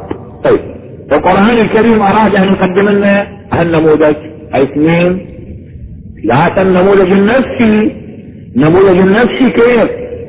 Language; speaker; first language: Arabic; native; Arabic